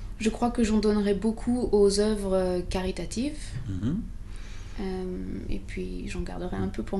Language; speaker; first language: French; non-native, fluent; English